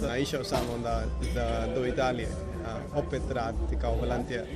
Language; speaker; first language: Croatian; non-native, learner; Punjabi